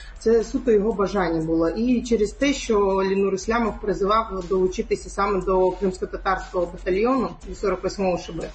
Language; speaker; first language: Ukrainian; non-native, local second language; Crimean Tatar